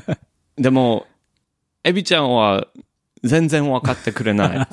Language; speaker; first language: Japanese; non-native, learner; English